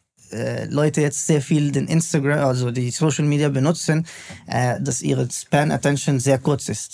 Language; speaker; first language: German; non-native, fluent; Arabic